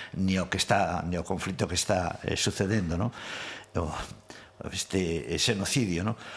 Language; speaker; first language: Galician; non-native, local second language; Spanish